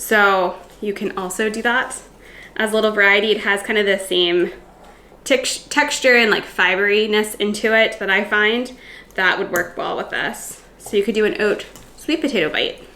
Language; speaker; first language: English; native; English